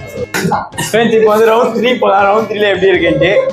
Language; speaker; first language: Tamil; native; Tamil